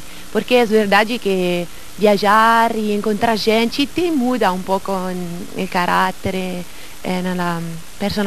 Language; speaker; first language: Portuguese; non-native, learner; Italian